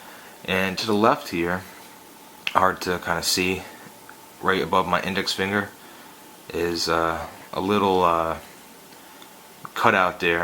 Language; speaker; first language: English; native; English